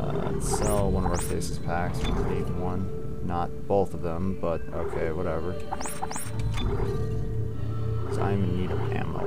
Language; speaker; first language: English; native; English